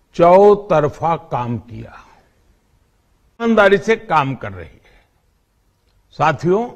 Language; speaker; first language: Hindi; non-native, local second language; Gujarati